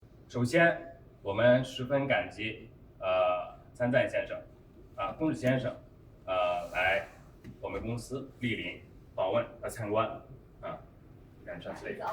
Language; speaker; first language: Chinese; native; Chinese